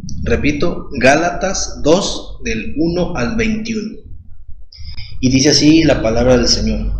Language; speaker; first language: Spanish; native; Spanish